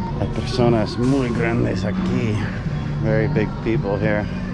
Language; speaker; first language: Spanish; non-native, learner; English